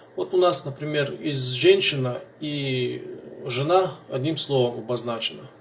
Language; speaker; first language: Russian; non-native, local second language; Chechen